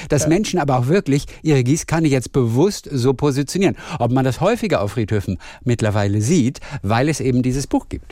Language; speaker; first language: German; native; German